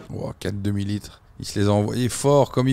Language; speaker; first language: French; native; French